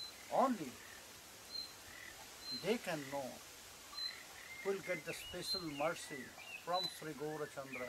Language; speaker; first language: English; non-native, local second language; Bangla